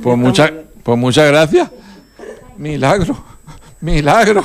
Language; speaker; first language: Spanish; native; Spanish